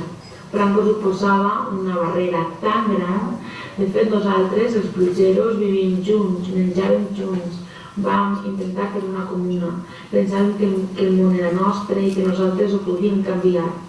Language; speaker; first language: Catalan; native; Catalan